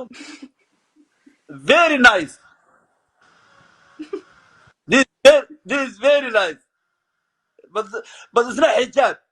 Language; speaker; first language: English; non-native, learner; Somali